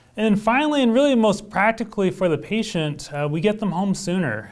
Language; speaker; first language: English; native; English